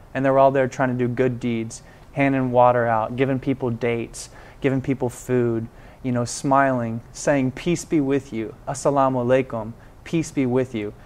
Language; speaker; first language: English; native; English